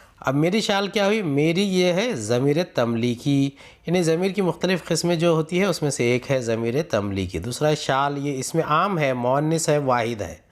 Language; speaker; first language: Urdu; native; Urdu